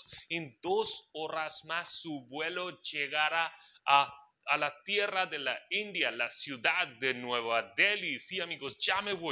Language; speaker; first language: Spanish; non-native, fluent; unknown